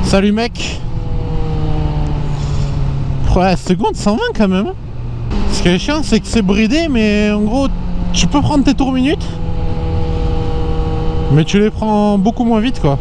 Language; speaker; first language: French; native; French